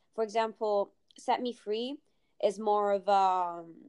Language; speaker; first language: English; early bilingual, other home language; Italian